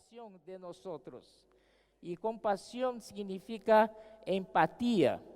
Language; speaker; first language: Spanish; non-native, fluent; Portuguese